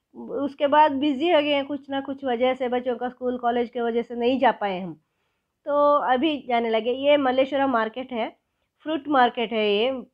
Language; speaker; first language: Hindi; non-native, local second language; Kannada